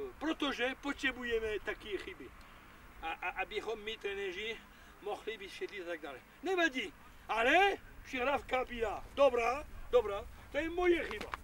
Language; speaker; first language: Czech; non-native, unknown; French